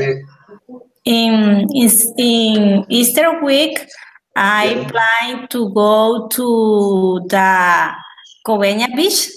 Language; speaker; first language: English; non-native, learner; Spanish